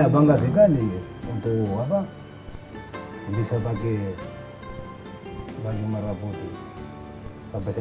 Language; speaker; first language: Indonesian; non-native, fluent; Spanish